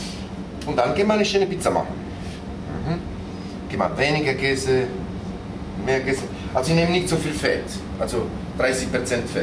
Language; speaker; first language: German; non-native, fluent; Italian